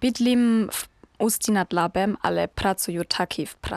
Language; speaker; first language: Czech; non-native, learner; German